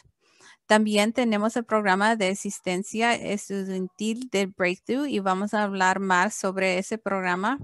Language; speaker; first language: Spanish; early bilingual, heritage; English